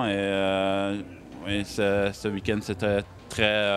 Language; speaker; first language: French; non-native, local second language; Dutch